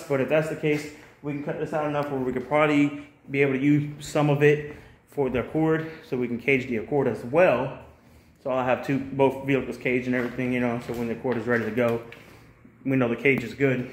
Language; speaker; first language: English; native; English